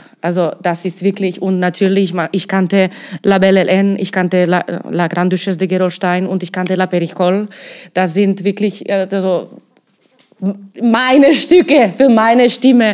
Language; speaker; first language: German; non-native, fluent; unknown